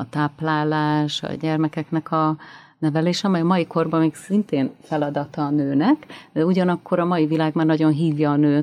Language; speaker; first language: Hungarian; native; Hungarian